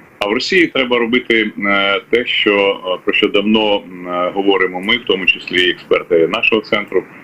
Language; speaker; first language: Ukrainian; native; Ukrainian